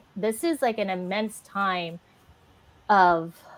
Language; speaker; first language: English; native; English